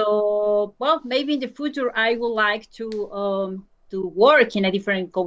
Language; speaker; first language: English; non-native, learner; Spanish